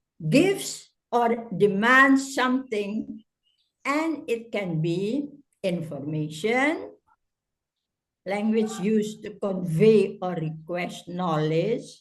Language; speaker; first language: English; non-native, fluent; Indonesian